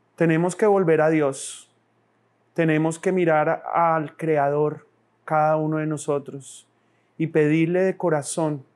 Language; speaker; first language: Spanish; native; Spanish